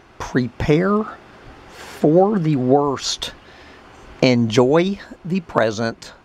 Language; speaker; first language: English; native; English